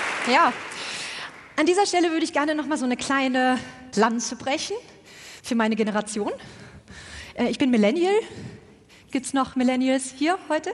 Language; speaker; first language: German; native; German